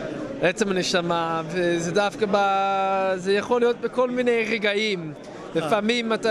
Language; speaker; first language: Hebrew; non-native, fluent; English